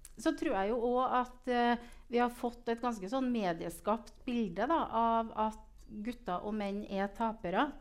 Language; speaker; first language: Norwegian; native; Norwegian